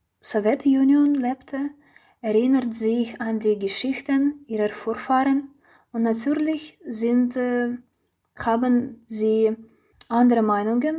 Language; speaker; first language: German; non-native, fluent; Russian